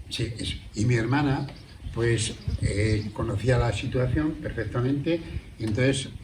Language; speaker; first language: Spanish; native; Spanish